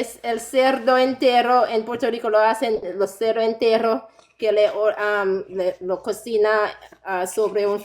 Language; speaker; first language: Spanish; non-native, fluent; English